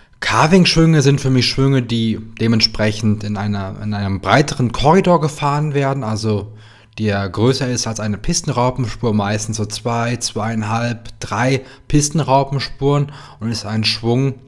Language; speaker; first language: German; native; German